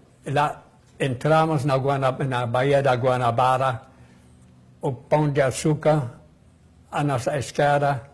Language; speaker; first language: Portuguese; non-native, fluent; German